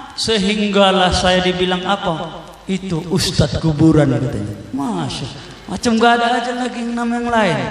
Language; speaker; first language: Indonesian; native; Indonesian